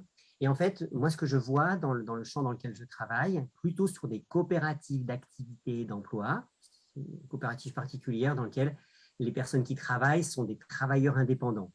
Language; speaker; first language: French; native; French